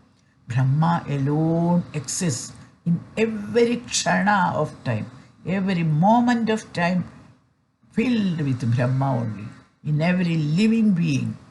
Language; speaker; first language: English; non-native, fluent; Malayalam